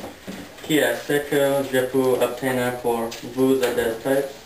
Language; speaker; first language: French; non-native, learner; English